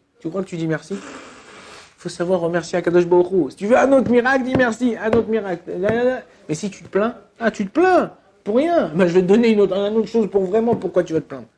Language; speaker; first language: French; native; French